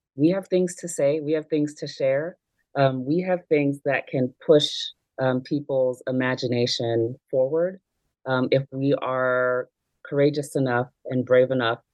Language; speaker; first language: English; native; English